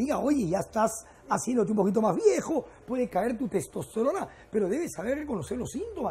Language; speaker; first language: Spanish; native; Spanish